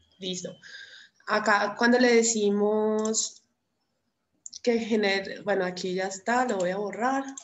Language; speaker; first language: Spanish; native; Spanish